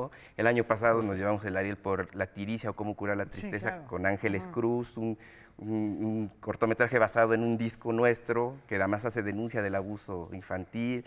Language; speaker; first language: Spanish; native; Spanish